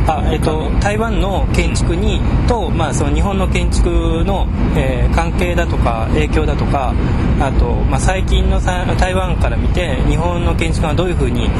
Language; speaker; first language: Japanese; native; Japanese